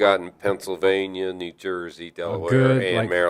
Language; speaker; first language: English; native; English